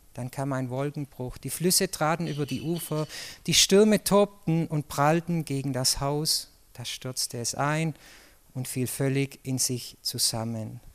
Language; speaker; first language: German; native; German